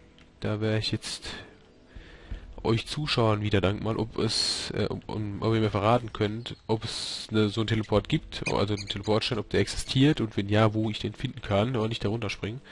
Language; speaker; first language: German; native; German